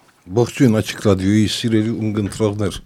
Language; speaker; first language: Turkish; non-native, local second language; Armenian